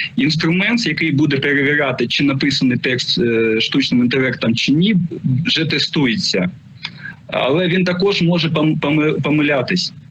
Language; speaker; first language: Ukrainian; non-native, local second language; Russian